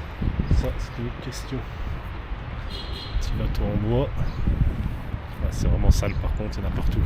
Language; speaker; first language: French; native; French